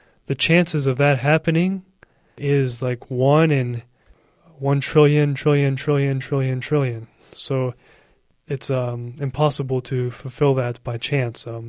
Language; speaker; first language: English; native; English